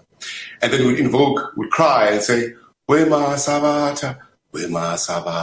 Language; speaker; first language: English; non-native, local second language; Zulu